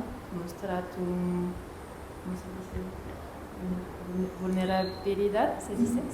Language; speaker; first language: Spanish; non-native, learner; French